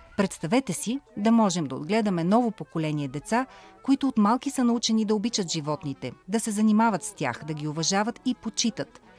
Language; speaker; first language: Bulgarian; early bilingual, heritage; Bulgarian